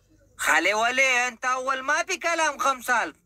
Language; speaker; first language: Arabic; non-native, learner; Pashto